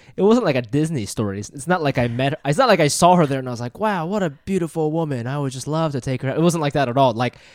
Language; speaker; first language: English; native; English